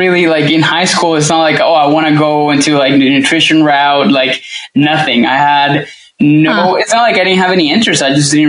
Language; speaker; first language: English; non-native, fluent; Spanish